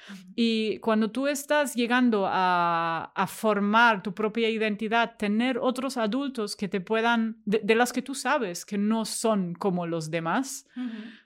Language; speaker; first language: Spanish; non-native, fluent; German